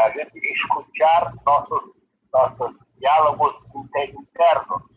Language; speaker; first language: Spanish; non-native, learner; Portuguese